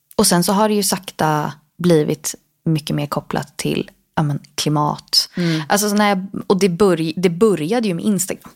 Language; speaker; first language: Swedish; native; Swedish